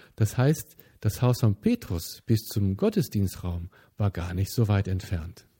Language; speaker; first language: German; native; German